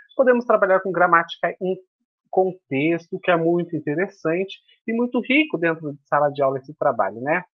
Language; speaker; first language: Portuguese; native; Portuguese